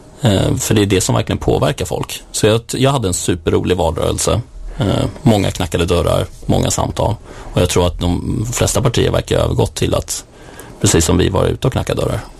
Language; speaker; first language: Swedish; native; Swedish